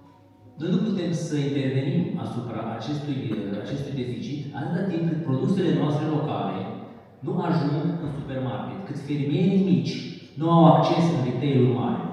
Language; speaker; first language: Romanian; native; Romanian